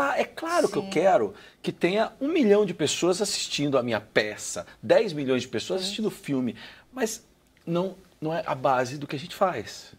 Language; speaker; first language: Portuguese; native; Portuguese